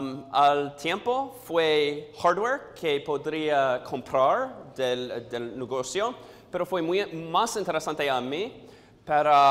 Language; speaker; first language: Spanish; non-native, learner; English